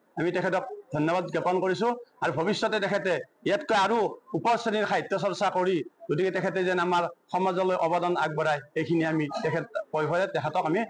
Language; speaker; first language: Assamese; native; Assamese